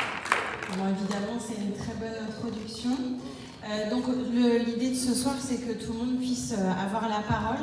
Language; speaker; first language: French; native; French